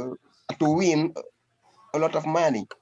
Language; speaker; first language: English; non-native, learner; French